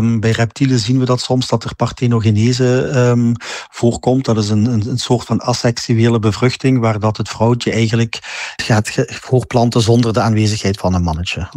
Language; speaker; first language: Dutch; native; Dutch